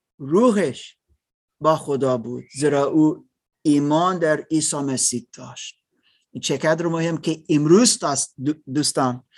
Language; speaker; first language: Persian; non-native, learner; German